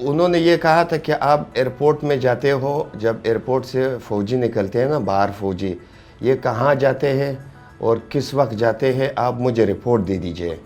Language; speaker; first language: Hindi; non-native, fluent; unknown